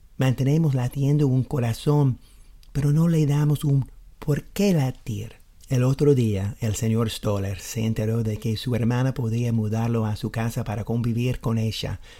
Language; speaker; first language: Spanish; non-native, fluent; English